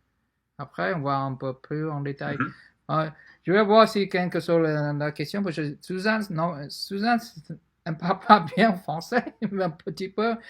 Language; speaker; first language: French; non-native, fluent; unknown